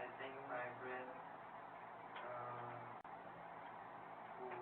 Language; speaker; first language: English; non-native, learner; Chinese